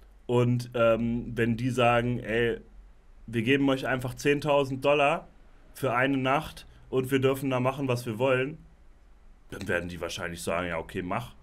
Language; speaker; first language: German; native; German